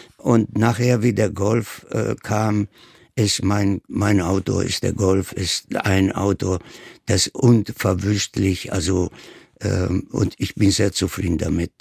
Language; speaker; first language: German; non-native, fluent; Italian